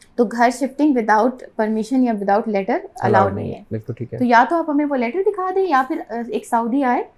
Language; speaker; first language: Urdu; native; Urdu